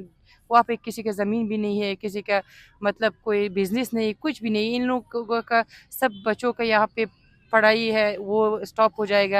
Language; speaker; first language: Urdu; non-native, fluent; Persian